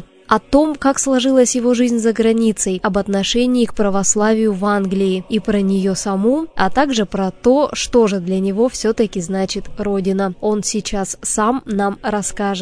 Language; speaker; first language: Russian; native; Russian